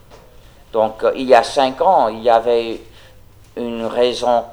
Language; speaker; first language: French; non-native, fluent; English